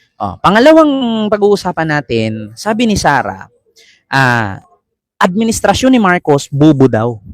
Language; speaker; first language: Filipino; native; Filipino